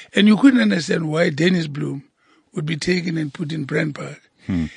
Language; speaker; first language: English; non-native, local second language; Southern Sotho